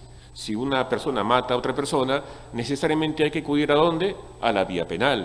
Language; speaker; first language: Spanish; native; Spanish